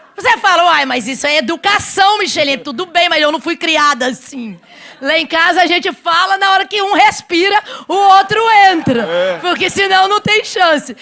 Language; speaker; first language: Portuguese; native; Portuguese